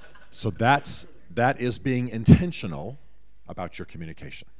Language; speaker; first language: English; native; English